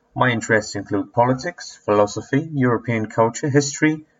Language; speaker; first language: English; non-native, fluent; Bulgarian